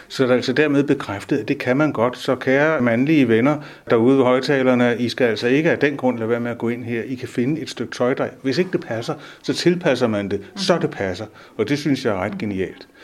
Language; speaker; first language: Danish; native; Danish